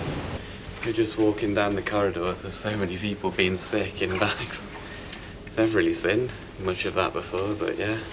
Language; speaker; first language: English; native; English